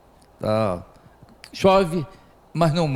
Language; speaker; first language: Portuguese; native; Portuguese